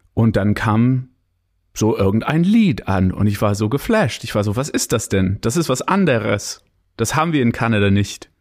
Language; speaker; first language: German; non-native, fluent; English